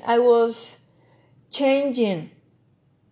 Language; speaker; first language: English; non-native, learner; Spanish